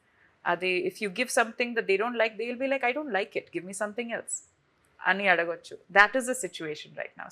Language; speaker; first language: Telugu; non-native, fluent; Tamil